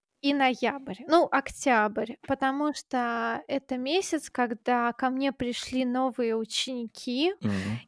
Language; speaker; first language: Russian; native; Russian